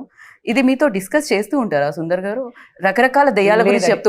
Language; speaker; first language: Telugu; native; Telugu